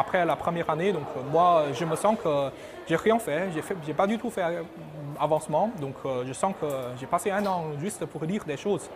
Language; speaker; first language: French; non-native, fluent; Chinese